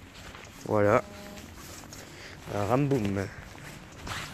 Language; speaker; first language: French; native; French